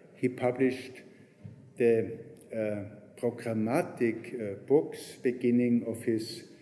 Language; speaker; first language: English; non-native, fluent; German